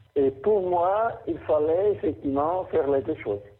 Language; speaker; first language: French; non-native, fluent; Portuguese